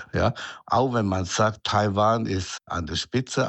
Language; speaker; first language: German; non-native, fluent; Chinese